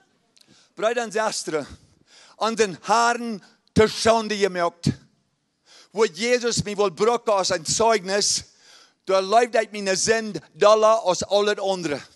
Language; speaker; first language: German; early bilingual, heritage; Plautdietsch